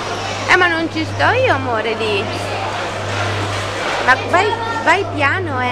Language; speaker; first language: Italian; native; Italian